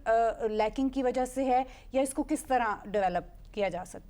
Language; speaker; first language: Urdu; native; Urdu